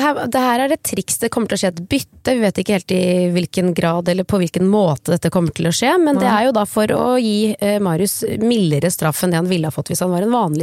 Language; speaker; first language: Norwegian; native; Norwegian